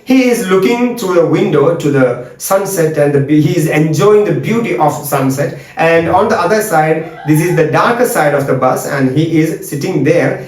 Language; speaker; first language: English; non-native, local second language; Malayalam